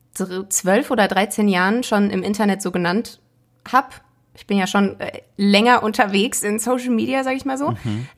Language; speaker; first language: German; native; German